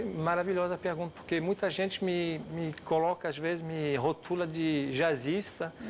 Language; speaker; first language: Portuguese; non-native, fluent; French